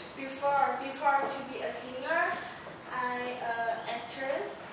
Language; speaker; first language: English; non-native, learner; Indonesian